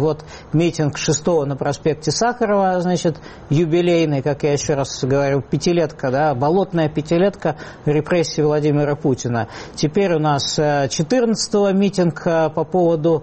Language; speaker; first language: Russian; native; Russian